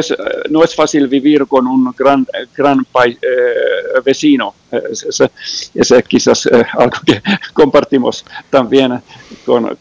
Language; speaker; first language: Spanish; non-native, fluent; Finnish